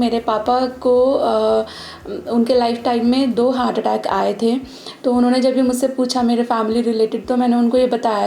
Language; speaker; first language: Hindi; native; Hindi